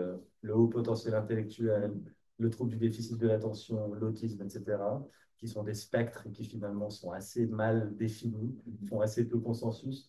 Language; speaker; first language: French; native; French